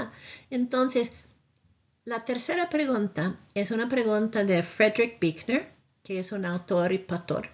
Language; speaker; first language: Spanish; non-native, fluent; English